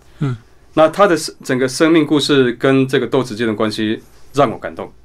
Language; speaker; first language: Chinese; non-native, local second language; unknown